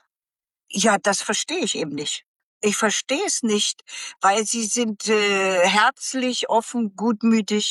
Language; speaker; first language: German; native; German